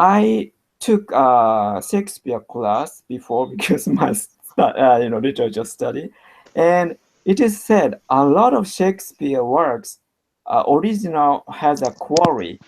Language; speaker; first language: English; non-native, learner; Japanese